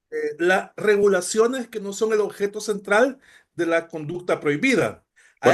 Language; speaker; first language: Spanish; native; Spanish